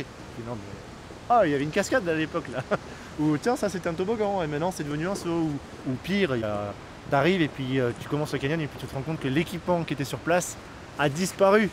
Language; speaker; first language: French; native; French